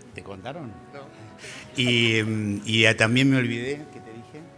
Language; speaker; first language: Spanish; native; Spanish